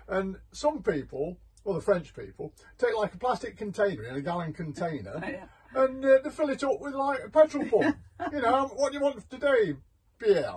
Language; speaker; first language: English; native; English